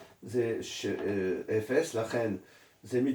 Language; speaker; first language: Hebrew; non-native, fluent; French